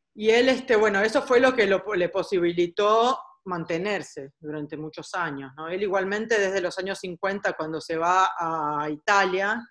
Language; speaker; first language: Spanish; early bilingual, heritage; Spanish